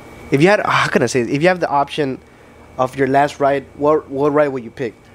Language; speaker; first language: English; early bilingual, other home language; Spanish